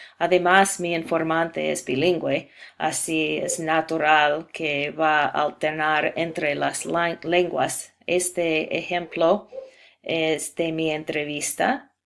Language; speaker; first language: Spanish; non-native, fluent; English